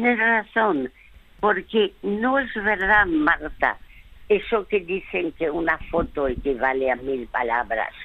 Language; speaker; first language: Spanish; early bilingual, other home language; French